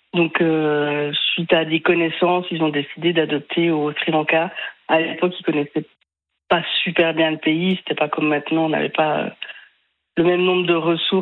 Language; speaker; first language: French; native; French